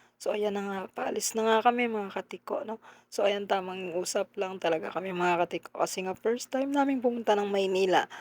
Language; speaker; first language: Filipino; non-native, local second language; Hiligaynon